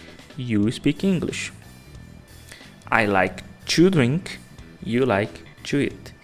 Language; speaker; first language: English; non-native, fluent; Portuguese